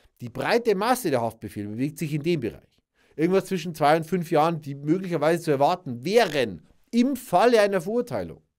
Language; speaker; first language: German; native; German